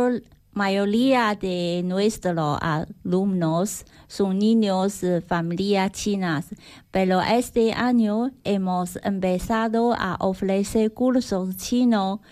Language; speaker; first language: Spanish; non-native, learner; Chinese